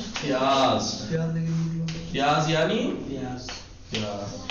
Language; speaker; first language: Persian; non-native, fluent; Urdu